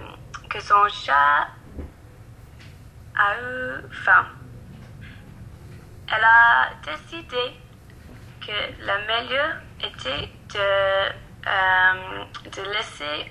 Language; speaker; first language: French; non-native, learner; English